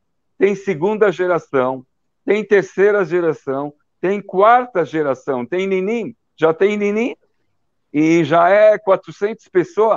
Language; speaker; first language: Portuguese; early bilingual, heritage; Portuguese